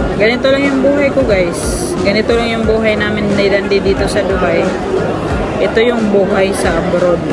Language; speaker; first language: Filipino; non-native, local second language; Cebuano